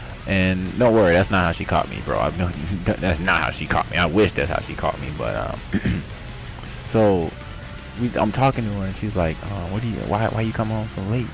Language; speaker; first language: English; native; English